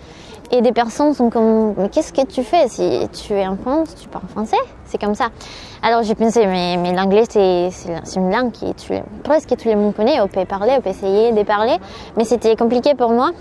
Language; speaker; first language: French; non-native, learner; Spanish